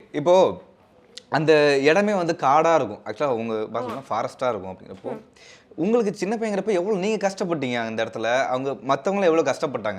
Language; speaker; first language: Tamil; native; Tamil